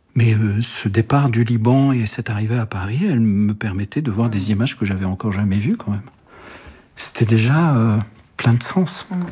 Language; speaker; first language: French; early bilingual, other home language; Arabic